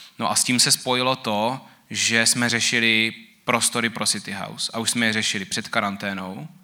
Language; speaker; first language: Czech; native; Czech